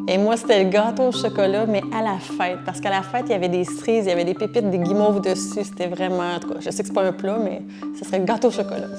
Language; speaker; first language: French; native; French